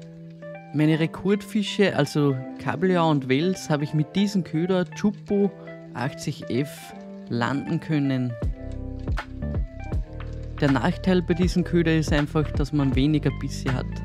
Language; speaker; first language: German; native; German